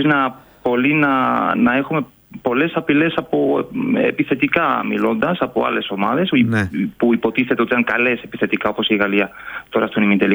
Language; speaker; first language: Greek; non-native, fluent; Spanish